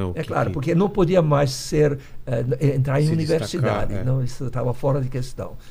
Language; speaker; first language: Portuguese; early bilingual, other home language; Hungarian